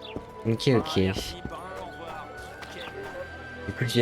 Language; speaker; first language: French; native; French